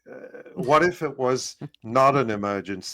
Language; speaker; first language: English; native; English